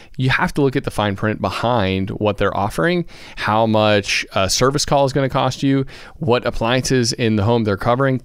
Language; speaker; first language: English; native; English